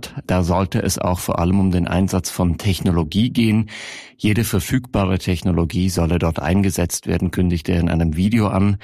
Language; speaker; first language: German; native; German